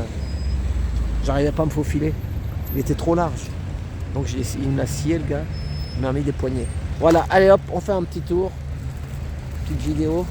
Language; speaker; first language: French; native; French